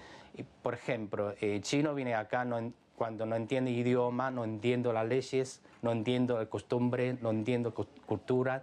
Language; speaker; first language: Spanish; non-native, learner; Chinese